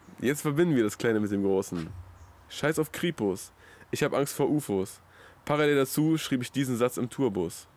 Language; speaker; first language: German; native; German